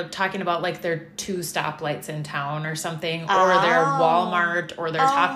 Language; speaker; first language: English; native; English